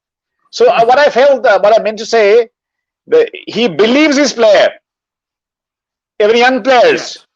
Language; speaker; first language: English; non-native, local second language; Bangla